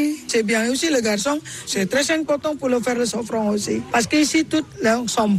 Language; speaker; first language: French; non-native, learner; Indonesian